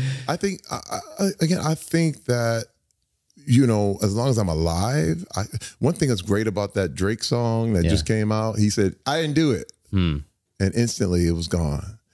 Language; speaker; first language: English; native; English